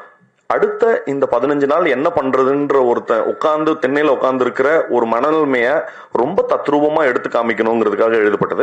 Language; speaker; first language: Tamil; native; Tamil